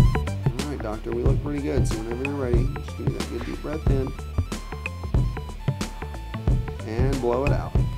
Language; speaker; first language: English; native; English